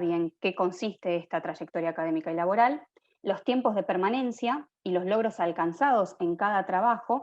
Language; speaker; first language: Spanish; native; Spanish